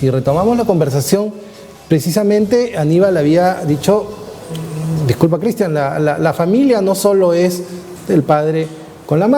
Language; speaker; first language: Spanish; native; Spanish